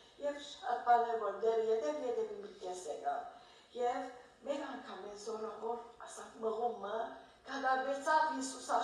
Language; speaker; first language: Armenian; early bilingual, heritage; Armenian